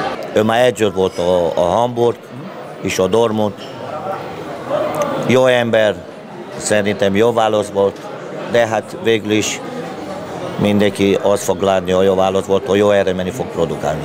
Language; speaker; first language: Hungarian; non-native, fluent; Romanian